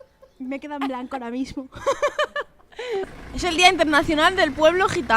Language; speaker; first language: Spanish; native; Spanish